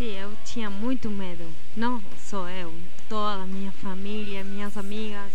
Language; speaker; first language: Portuguese; non-native, learner; Spanish